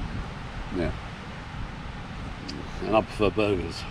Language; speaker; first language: English; native; English